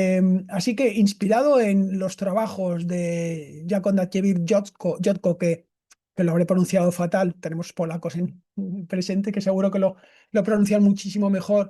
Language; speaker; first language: Spanish; native; Spanish